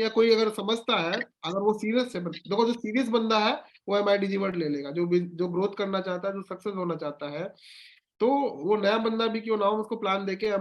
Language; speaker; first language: Hindi; native; Hindi